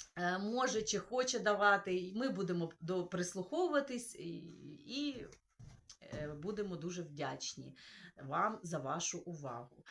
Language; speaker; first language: Ukrainian; non-native, local second language; Russian